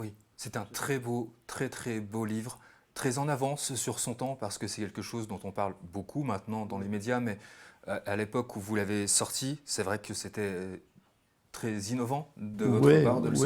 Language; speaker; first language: French; native; French